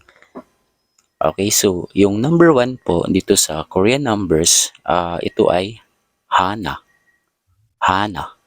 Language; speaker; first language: Filipino; native; Filipino